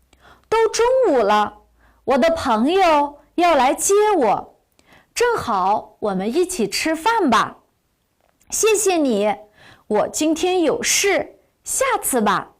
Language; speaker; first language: Chinese; non-native, local second language; Uyghur